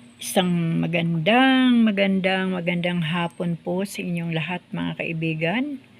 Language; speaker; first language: Filipino; non-native, local second language; Cebuano